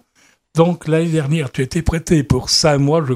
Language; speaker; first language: French; native; French